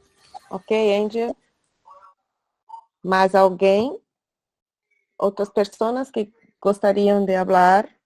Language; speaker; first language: Spanish; non-native, local second language; Portuguese